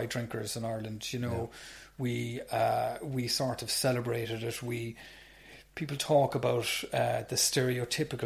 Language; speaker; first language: English; native; English